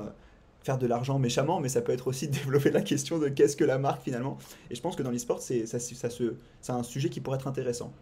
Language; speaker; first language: French; native; French